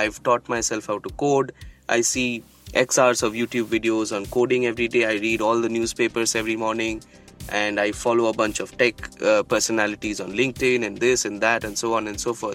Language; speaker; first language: English; non-native, local second language; Bangla